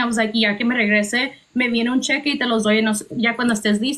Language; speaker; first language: Spanish; early bilingual, heritage; Spanish